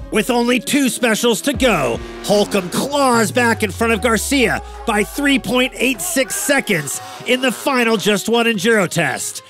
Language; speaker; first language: English; non-native, fluent; Portuguese